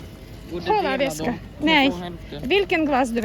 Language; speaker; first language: Swedish; non-native, learner; Russian